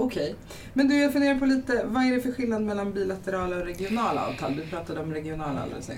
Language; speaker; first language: Swedish; native; Swedish